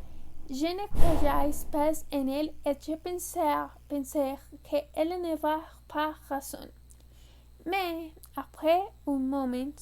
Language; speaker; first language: French; non-native, learner; Spanish